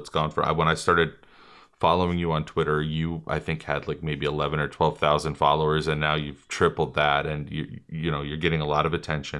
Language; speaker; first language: English; native; English